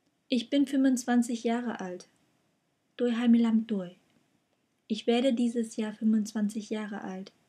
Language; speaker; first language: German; non-native, fluent; Vietnamese